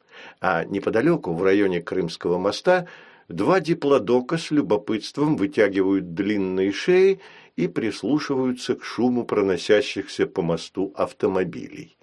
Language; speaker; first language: Russian; native; Russian